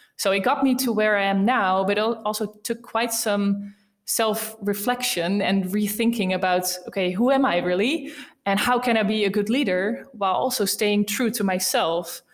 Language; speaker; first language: English; non-native, fluent; Dutch